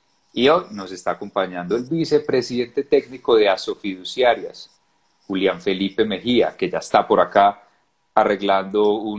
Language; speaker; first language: Spanish; native; Spanish